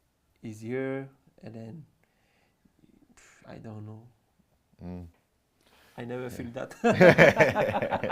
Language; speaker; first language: English; non-native, learner; French